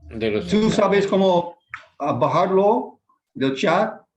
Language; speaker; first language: Spanish; non-native, fluent; Japanese